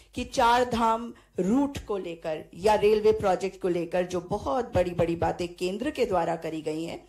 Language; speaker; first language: Hindi; native; Hindi